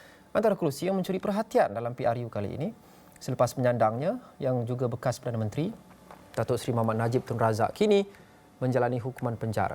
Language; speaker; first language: Malay; native; Malay